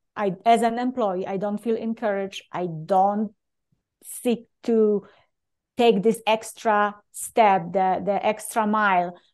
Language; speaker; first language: English; non-native, fluent; Polish